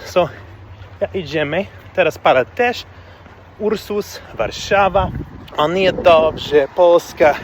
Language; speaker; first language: Polish; non-native, learner; English